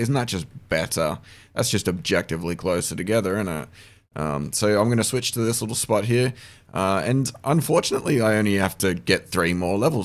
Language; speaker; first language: English; native; English